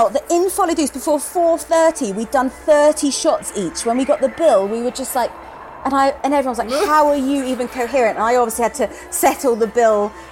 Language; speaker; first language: English; native; English